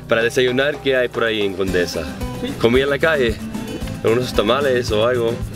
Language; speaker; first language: Spanish; early bilingual, heritage; Spanish